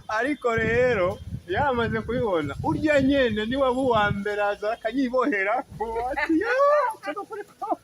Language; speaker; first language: Rundi; early bilingual, heritage; Rundi